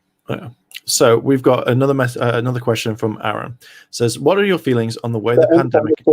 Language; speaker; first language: English; native; English